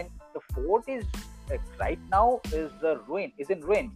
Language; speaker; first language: English; non-native, local second language; Bangla